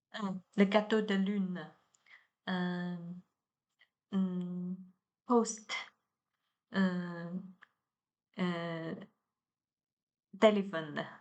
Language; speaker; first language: French; non-native, learner; Chinese